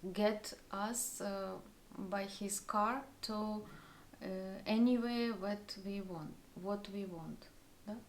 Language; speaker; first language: English; non-native, learner; Russian